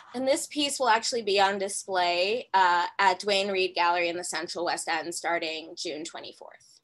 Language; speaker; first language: English; native; English